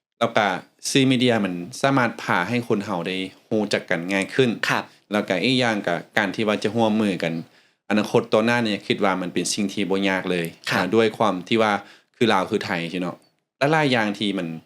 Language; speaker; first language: Thai; native; Thai